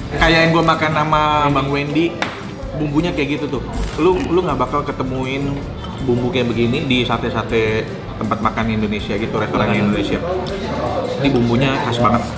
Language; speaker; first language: Indonesian; native; Indonesian